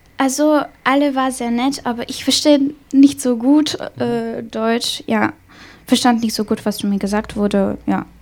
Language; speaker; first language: German; non-native, learner; Ukrainian